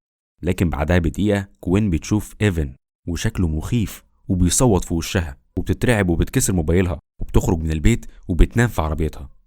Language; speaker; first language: Arabic; native; Arabic